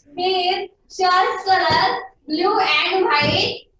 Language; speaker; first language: English; non-native, learner; Marathi